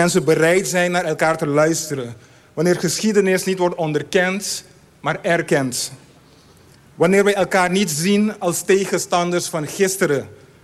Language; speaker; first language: Dutch; non-native, fluent; Papiamento